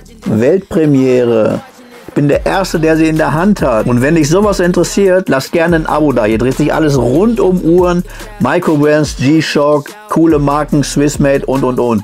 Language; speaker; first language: German; native; German